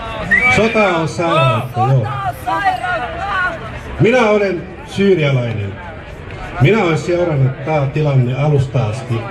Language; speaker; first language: Finnish; non-native, fluent; Arabic